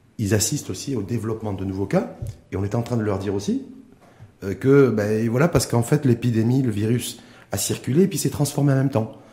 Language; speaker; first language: French; non-native, local second language; Arabic